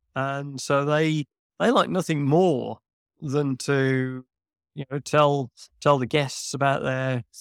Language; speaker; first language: English; native; English